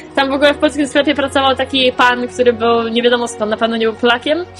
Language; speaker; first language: Polish; native; Polish